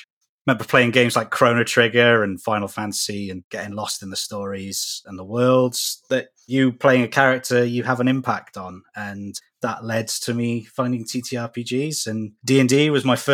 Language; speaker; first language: English; native; English